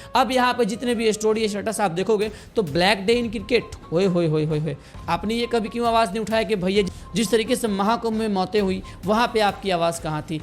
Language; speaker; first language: Hindi; native; Hindi